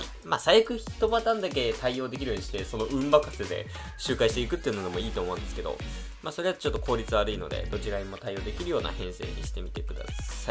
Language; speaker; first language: Japanese; native; Japanese